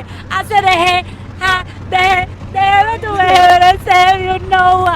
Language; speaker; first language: Spanish; native; Spanish